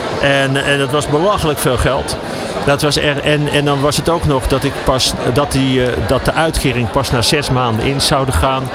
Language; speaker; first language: Dutch; native; Dutch